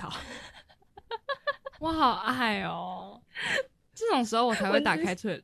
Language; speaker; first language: Chinese; native; Chinese